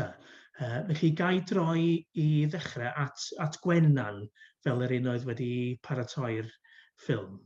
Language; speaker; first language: Welsh; native; Welsh